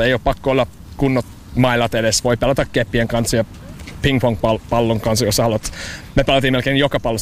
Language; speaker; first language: Finnish; non-native, learner; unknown